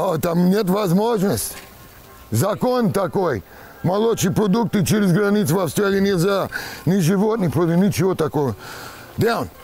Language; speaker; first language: Russian; non-native, learner; English